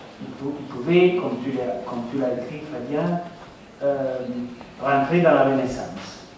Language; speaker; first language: French; non-native, fluent; Italian